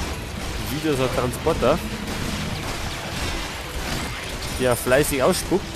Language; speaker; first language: German; native; German